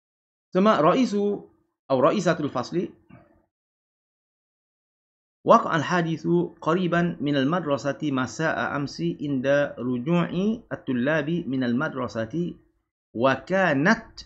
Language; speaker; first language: Arabic; non-native, fluent; Malay